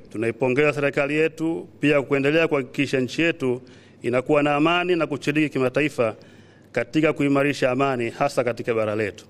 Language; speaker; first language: Swahili; native; Swahili